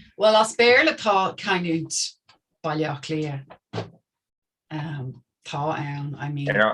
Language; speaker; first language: Irish; non-native, local second language; English